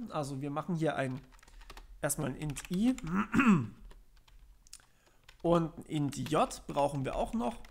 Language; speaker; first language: German; native; German